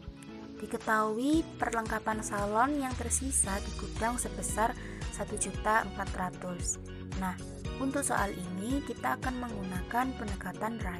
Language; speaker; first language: Indonesian; native; Indonesian